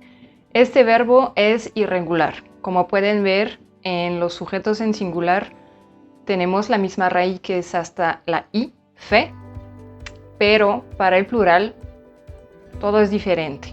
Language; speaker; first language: Spanish; non-native, fluent; French